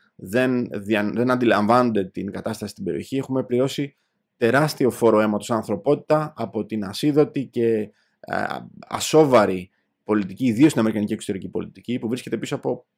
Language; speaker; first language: Greek; native; Greek